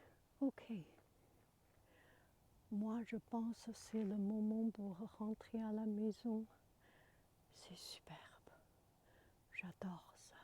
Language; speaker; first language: French; non-native, learner; Chinese